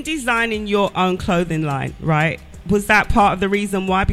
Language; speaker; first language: English; native; English